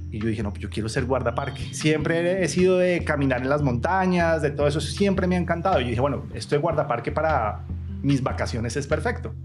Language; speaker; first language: Spanish; native; Spanish